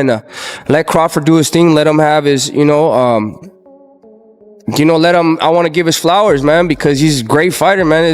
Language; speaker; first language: English; native; English